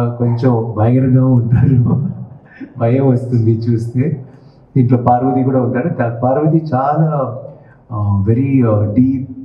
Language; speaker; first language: Telugu; non-native, learner; Tamil